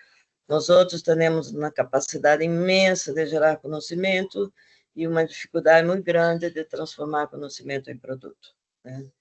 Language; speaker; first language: Portuguese; non-native, fluent; Spanish